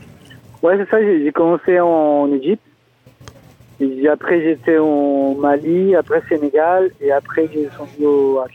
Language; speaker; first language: French; non-native, fluent; Spanish